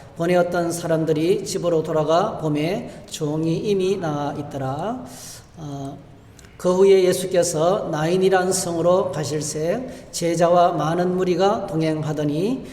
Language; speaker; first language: Korean; native; Korean